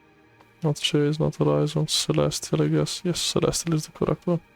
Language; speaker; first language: English; non-native, fluent; Italian